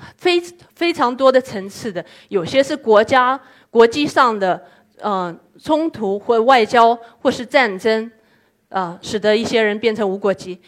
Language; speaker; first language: Chinese; non-native, fluent; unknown